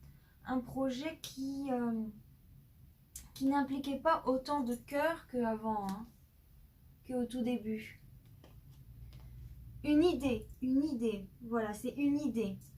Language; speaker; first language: French; native; French